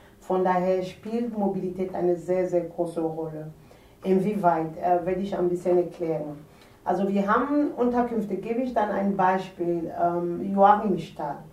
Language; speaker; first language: German; non-native, fluent; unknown